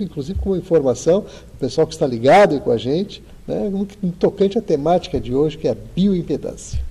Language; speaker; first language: Portuguese; native; Portuguese